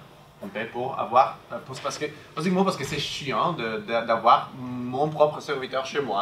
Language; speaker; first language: French; non-native, fluent; Spanish